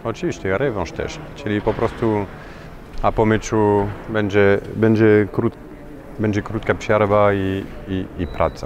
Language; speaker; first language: Polish; non-native, fluent; French